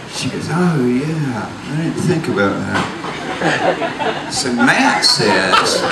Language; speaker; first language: English; native; English